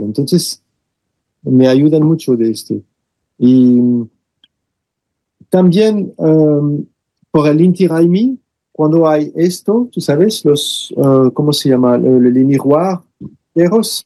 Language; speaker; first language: Spanish; non-native, fluent; French